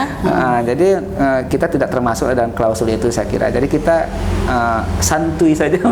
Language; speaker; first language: Indonesian; native; Indonesian